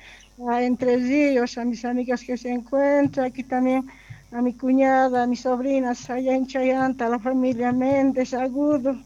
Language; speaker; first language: Spanish; native; Spanish